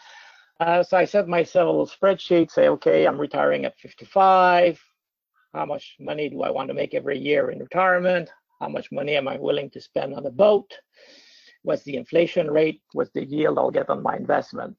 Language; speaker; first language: English; native; English